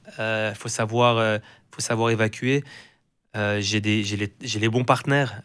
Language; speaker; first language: French; native; French